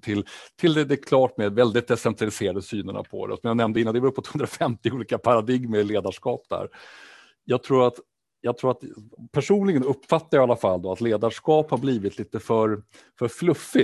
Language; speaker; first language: Swedish; native; Swedish